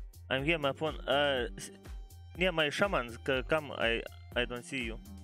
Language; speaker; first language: English; non-native, learner; Lithuanian